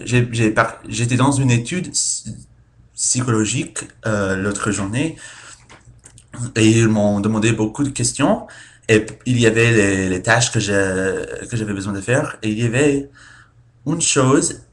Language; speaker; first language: French; non-native, fluent; English